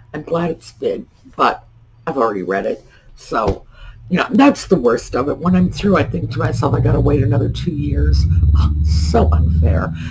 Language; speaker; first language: English; native; English